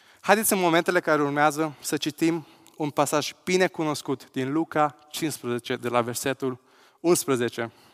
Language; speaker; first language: Romanian; non-native, local second language; Hungarian